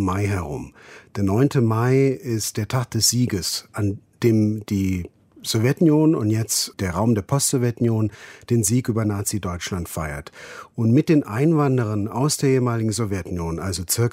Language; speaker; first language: German; native; German